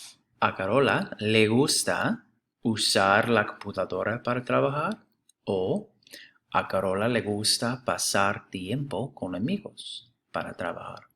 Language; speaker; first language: Spanish; non-native, fluent; English